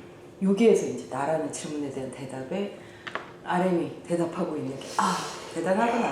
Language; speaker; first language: Korean; native; Korean